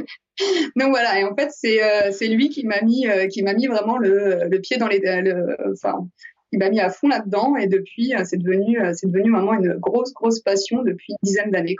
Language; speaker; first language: French; native; French